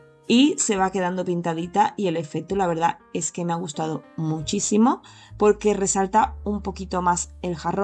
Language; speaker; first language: Spanish; native; Spanish